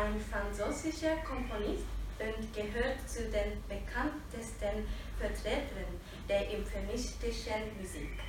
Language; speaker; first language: German; non-native, fluent; Japanese